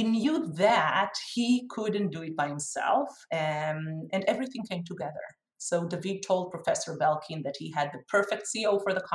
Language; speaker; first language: English; non-native, fluent; Hebrew